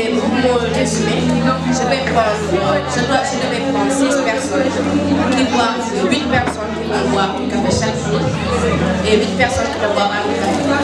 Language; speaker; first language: French; non-native, learner; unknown